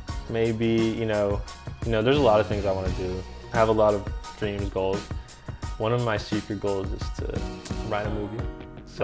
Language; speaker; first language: English; early bilingual, other home language; Spanish